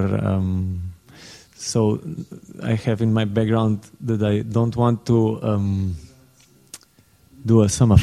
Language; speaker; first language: English; non-native, fluent; Slovenian